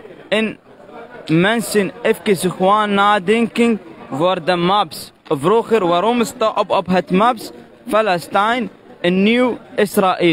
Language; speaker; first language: Dutch; non-native, learner; Arabic